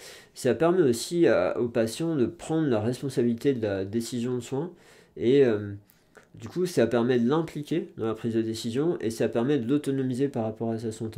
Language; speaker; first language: French; native; French